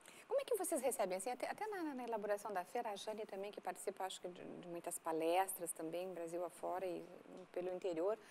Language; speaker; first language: Portuguese; native; Portuguese